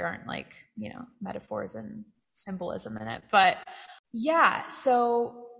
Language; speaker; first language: English; native; English